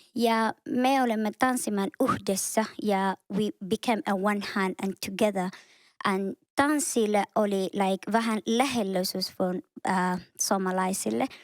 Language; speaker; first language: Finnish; non-native, learner; Somali